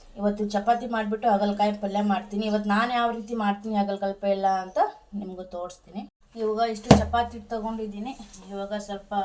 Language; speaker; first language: Kannada; non-native, local second language; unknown